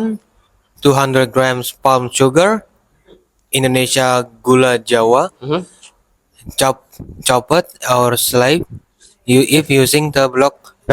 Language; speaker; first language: English; non-native, learner; Indonesian